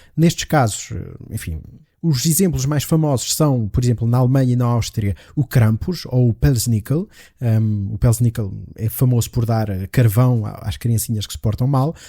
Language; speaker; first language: Portuguese; native; Portuguese